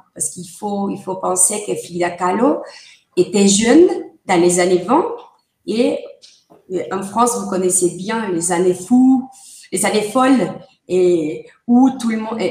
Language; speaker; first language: French; non-native, fluent; Spanish